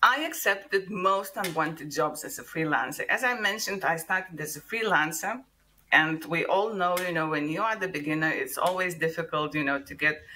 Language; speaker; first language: English; non-native, fluent; Lithuanian